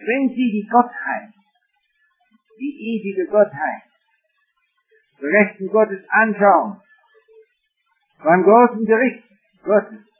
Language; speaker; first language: German; non-native, fluent; English